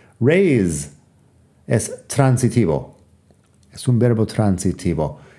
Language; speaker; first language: Spanish; non-native, fluent; English